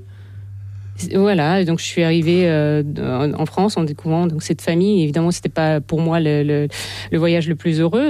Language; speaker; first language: French; non-native, fluent; Russian